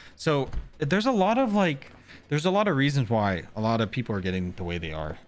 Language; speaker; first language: English; native; English